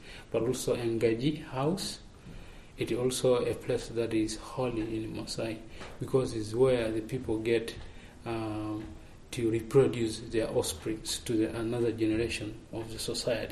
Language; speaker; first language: English; non-native, local second language; Masai